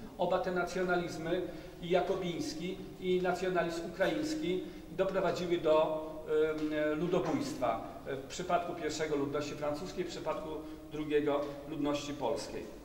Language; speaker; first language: Polish; native; Polish